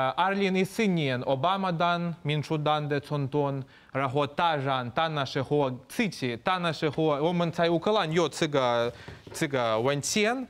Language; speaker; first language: Chinese; non-native, fluent; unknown